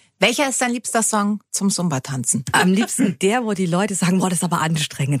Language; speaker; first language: German; native; German